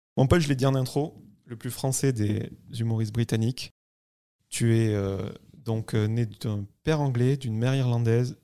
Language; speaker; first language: French; native; French